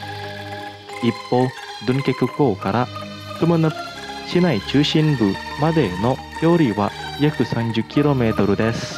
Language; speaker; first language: Japanese; non-native, fluent; Indonesian